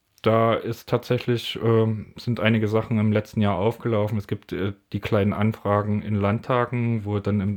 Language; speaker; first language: German; native; German